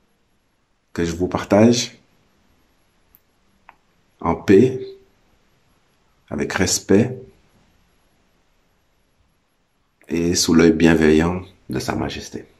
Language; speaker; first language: French; native; French